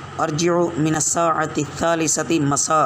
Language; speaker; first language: Arabic; non-native, fluent; Urdu